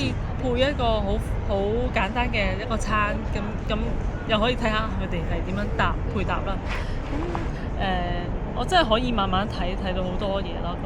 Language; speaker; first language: Cantonese; native; Cantonese